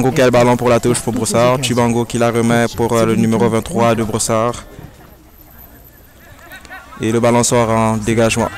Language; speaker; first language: French; native; French